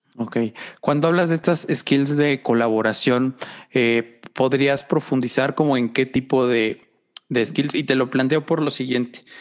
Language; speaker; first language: Spanish; native; Spanish